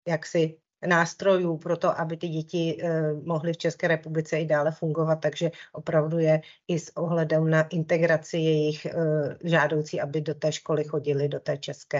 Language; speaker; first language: Czech; native; Czech